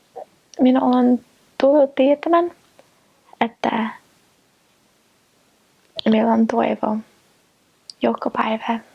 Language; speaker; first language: Finnish; non-native, fluent; English